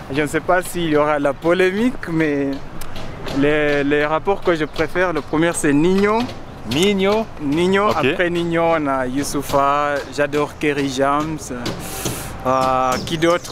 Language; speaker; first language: French; non-native, fluent; Luo (Kenya and Tanzania)